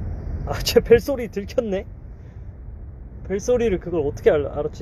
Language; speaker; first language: Korean; native; Korean